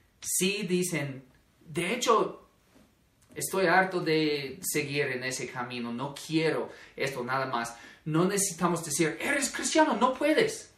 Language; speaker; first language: Spanish; non-native, fluent; English